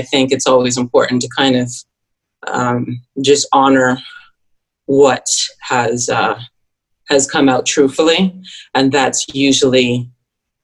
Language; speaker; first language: English; native; English